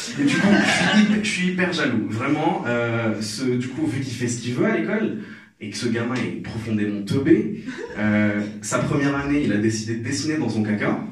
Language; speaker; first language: French; non-native, local second language; Arabic